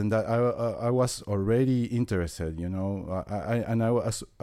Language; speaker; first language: English; non-native, fluent; Spanish